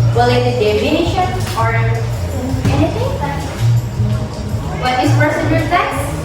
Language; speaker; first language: English; non-native, learner; Indonesian